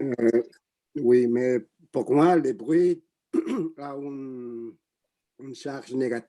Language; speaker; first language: French; non-native, learner; Spanish